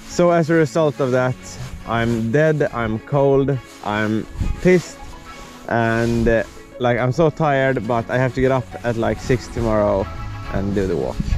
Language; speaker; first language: English; non-native, fluent; Swedish